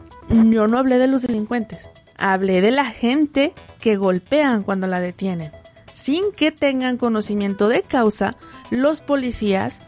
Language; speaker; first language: Spanish; native; Spanish